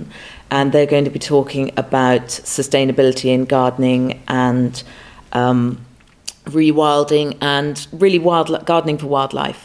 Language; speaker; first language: English; native; English